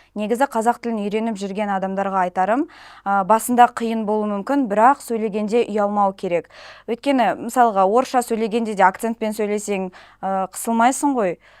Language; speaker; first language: Kazakh; non-native, local second language; Russian